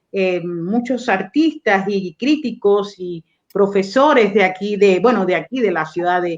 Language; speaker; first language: Spanish; native; Spanish